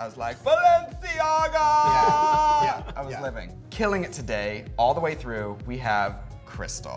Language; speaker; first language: English; native; English